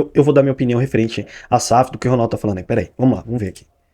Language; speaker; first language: Portuguese; native; Portuguese